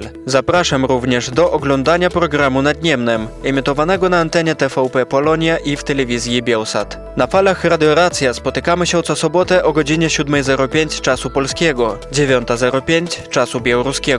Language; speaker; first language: Polish; native; Polish